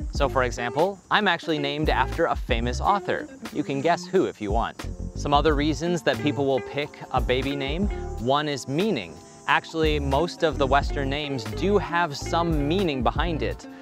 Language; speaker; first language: English; native; English